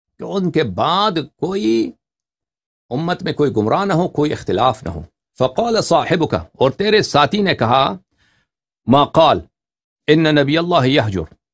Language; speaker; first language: Urdu; non-native, fluent; Persian